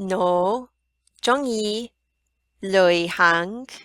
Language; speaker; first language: Cantonese; non-native, learner; English